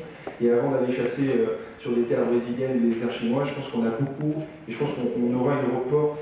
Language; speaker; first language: French; native; French